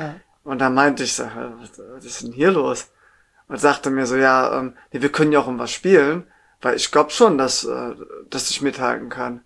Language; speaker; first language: German; native; German